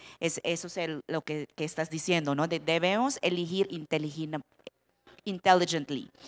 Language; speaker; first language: Spanish; non-native, fluent; Filipino